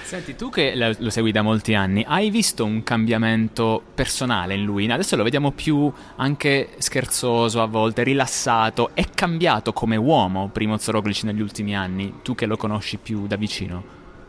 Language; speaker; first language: Italian; native; Italian